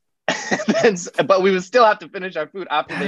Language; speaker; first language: English; non-native, fluent; Chinese